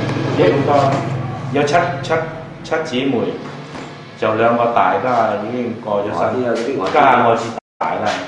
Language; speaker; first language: Cantonese; native; Cantonese